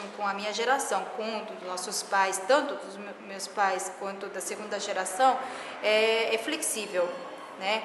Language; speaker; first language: Portuguese; non-native, fluent; Korean